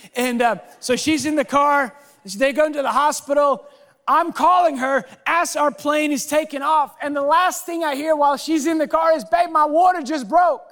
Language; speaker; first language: English; non-native, fluent; Swedish